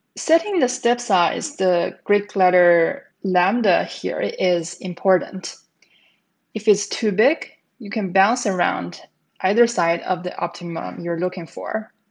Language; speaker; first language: English; native; English